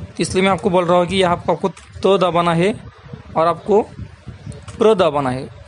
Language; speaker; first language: Hindi; non-native, local second language; Marathi